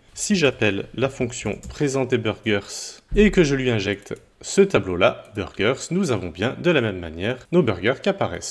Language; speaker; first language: French; native; French